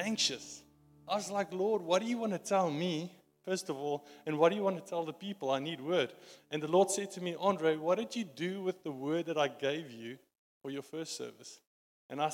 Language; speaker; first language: English; non-native, local second language; Afrikaans